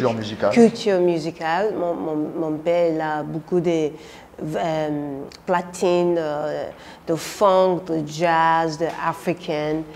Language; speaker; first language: French; non-native, learner; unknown